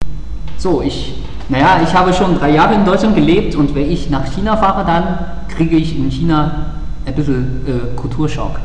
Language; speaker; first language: German; non-native, fluent; Chinese